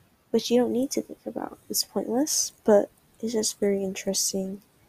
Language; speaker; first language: English; native; English